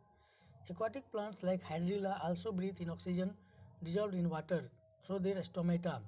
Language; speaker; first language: English; non-native, local second language; Hindi